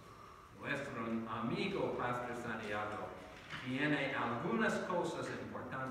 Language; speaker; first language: Spanish; non-native, learner; English